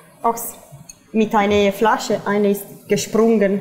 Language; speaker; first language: German; non-native, fluent; Italian